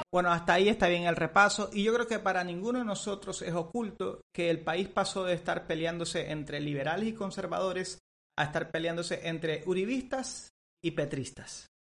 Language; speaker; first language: Spanish; native; Spanish